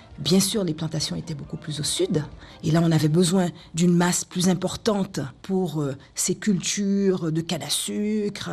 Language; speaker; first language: French; non-native, local second language; Haitian Creole